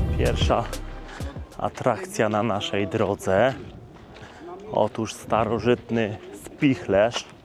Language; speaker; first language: Polish; native; Polish